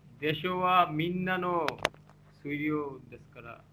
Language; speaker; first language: Japanese; non-native, learner; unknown